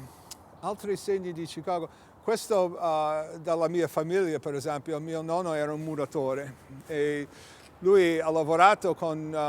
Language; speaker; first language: Italian; early bilingual, heritage; English